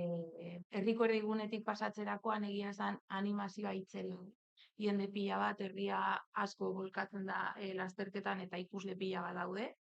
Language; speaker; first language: Basque; native; Basque